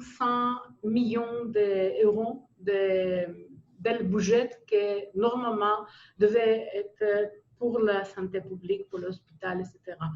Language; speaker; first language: French; non-native, fluent; Greek